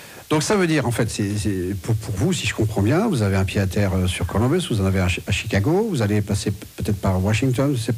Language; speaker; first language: French; native; French